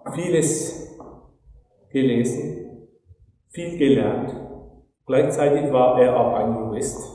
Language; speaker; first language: German; non-native, fluent; Turkish